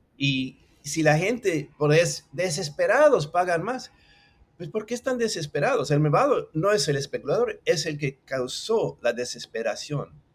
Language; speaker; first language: Spanish; early bilingual, other home language; English